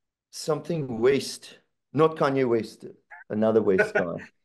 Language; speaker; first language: English; non-native, local second language; Afrikaans